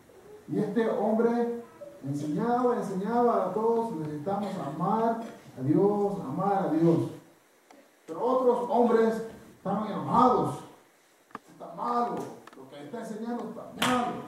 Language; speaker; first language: Spanish; non-native, fluent; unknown